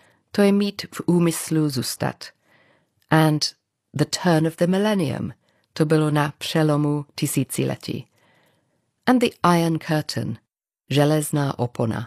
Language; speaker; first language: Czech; non-native, fluent; English